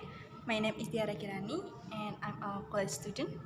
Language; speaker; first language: English; non-native, learner; Indonesian